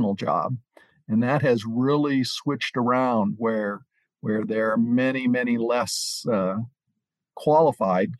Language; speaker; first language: English; native; English